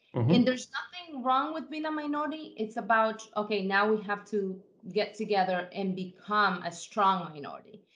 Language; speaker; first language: English; non-native, fluent; Spanish